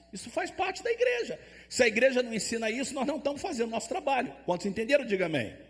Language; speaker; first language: Portuguese; native; Portuguese